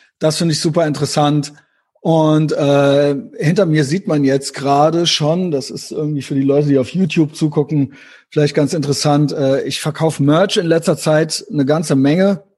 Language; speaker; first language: German; native; German